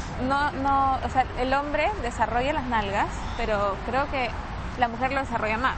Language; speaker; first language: Spanish; native; Spanish